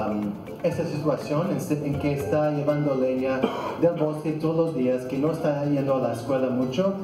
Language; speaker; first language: Spanish; non-native, fluent; English